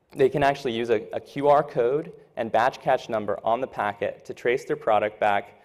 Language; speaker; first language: English; native; English